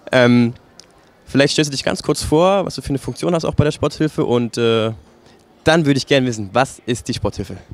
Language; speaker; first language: German; native; German